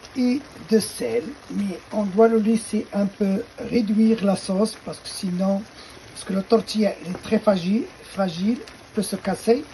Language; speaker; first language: French; non-native, fluent; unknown